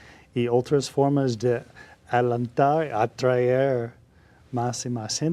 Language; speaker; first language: Spanish; non-native, learner; English